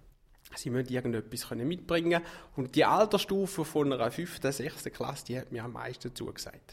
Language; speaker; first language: German; native; German